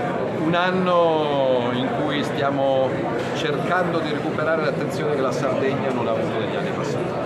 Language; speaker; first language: Italian; native; Italian